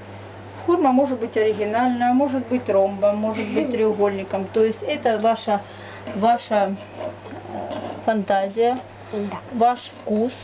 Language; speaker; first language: Russian; native; Russian